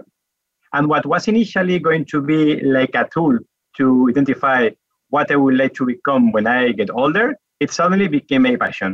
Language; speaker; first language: English; non-native, fluent; Spanish